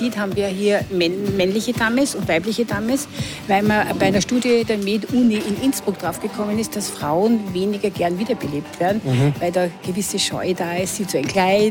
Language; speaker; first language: German; native; German